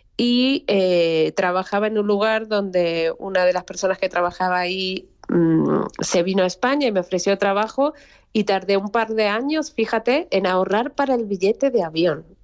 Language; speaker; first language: Spanish; native; Spanish